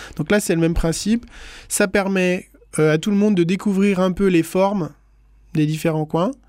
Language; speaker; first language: French; native; French